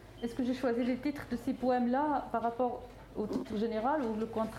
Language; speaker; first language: French; non-native, fluent; Arabic